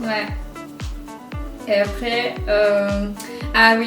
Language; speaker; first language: French; non-native, fluent; Spanish